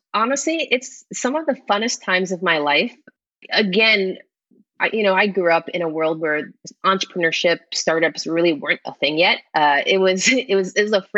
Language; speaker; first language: English; native; English